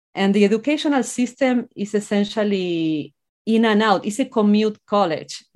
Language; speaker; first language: English; non-native, fluent; Spanish